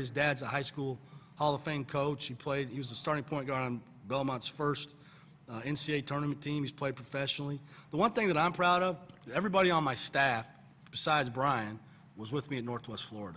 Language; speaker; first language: English; native; English